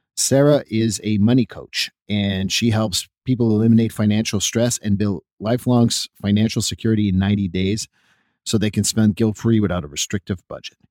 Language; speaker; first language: English; native; English